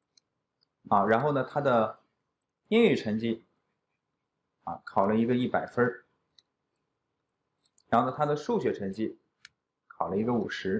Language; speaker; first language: Chinese; native; Chinese